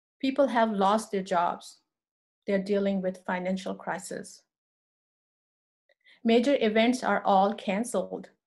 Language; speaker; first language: English; non-native, local second language; Urdu